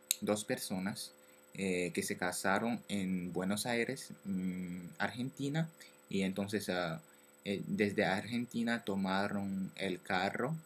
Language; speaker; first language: Spanish; non-native, learner; French